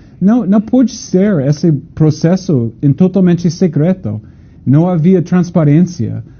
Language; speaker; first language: Portuguese; non-native, fluent; English